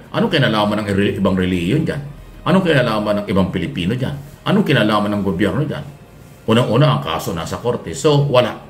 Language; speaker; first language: Filipino; native; Filipino